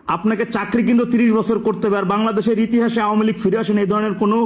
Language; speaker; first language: Bangla; native; Bangla